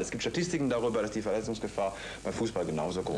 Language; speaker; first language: German; native; German